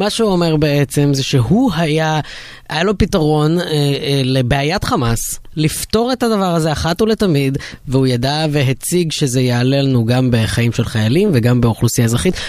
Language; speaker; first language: Hebrew; native; Hebrew